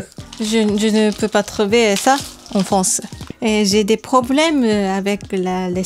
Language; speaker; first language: French; non-native, learner; Japanese